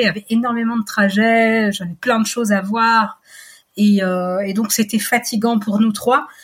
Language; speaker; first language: French; native; French